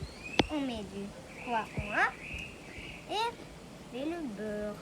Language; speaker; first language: French; non-native, learner; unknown